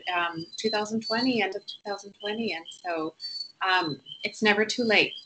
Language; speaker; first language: English; non-native, fluent; Spanish